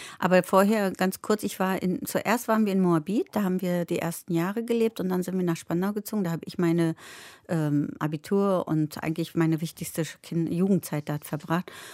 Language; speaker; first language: German; early bilingual, other home language; Turkish